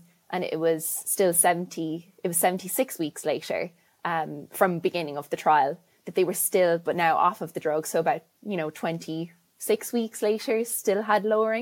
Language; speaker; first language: English; native; English